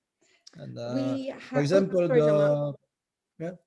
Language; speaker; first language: English; non-native, learner; French